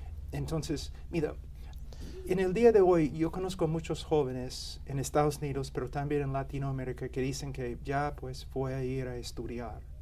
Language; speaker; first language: Spanish; non-native, fluent; English